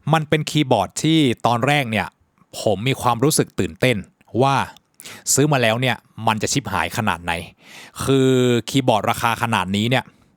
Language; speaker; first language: Thai; native; Thai